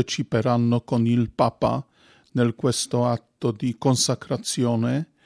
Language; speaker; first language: Italian; non-native, fluent; Polish